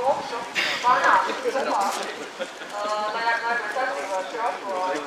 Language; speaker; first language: Latvian; native; Latvian